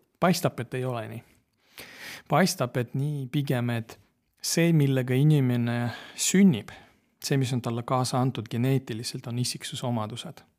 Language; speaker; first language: Estonian; non-native, local second language; Russian